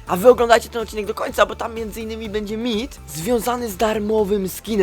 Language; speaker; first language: Polish; native; Polish